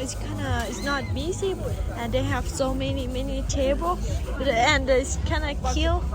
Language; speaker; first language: English; non-native, learner; Thai